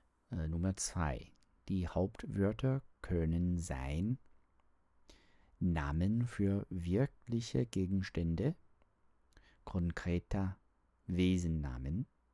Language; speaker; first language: German; non-native, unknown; English